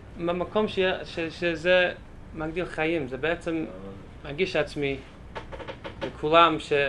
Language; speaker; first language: Hebrew; native; Hebrew